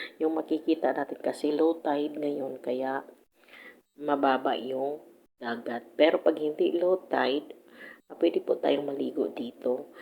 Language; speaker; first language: Filipino; non-native, local second language; Cebuano